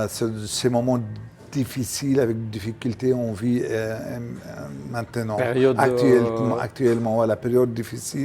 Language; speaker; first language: French; non-native, local second language; Arabic